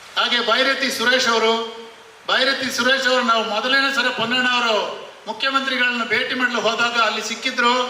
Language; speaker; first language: Kannada; non-native, local second language; Kodava